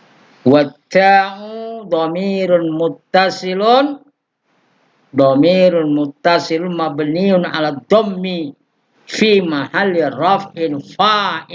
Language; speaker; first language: Arabic; non-native, fluent; Indonesian